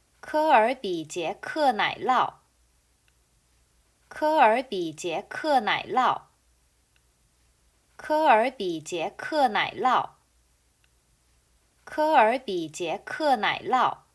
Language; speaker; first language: Chinese; non-native, fluent; Korean